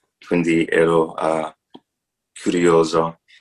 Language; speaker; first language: Italian; non-native, learner; English